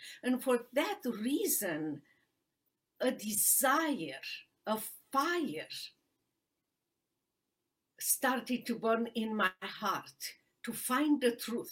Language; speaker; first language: English; non-native, fluent; Romanian